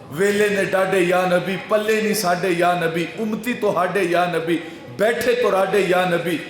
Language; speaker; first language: Urdu; non-native, local second language; Punjabi